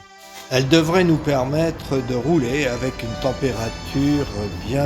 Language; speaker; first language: French; native; French